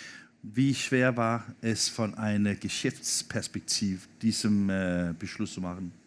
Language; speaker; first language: German; non-native, learner; Danish